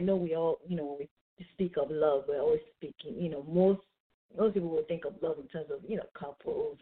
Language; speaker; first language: English; non-native, local second language; Yoruba